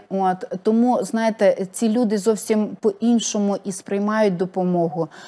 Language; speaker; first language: Ukrainian; native; Ukrainian